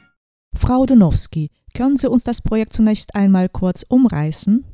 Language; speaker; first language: German; native; German